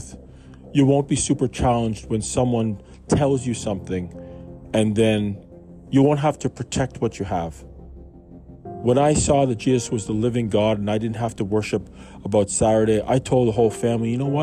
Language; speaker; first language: English; native; English